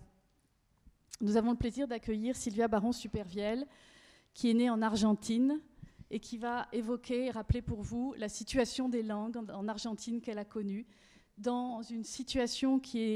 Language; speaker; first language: French; native; French